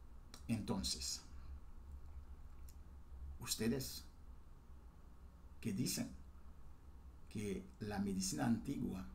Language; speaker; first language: Spanish; non-native, fluent; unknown